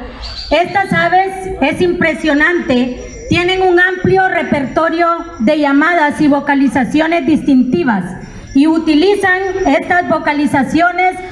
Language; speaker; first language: Spanish; native; Spanish